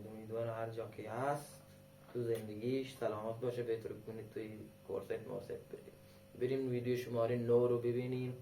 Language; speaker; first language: Persian; non-native, local second language; Baluchi